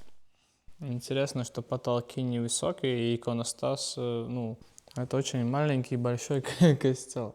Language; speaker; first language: Russian; non-native, local second language; Latvian